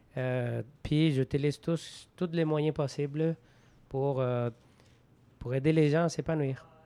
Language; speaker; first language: French; non-native, fluent; Spanish